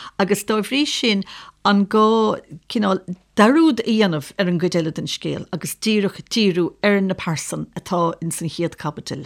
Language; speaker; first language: Irish; native; Irish